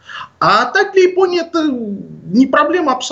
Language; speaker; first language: Russian; native; Russian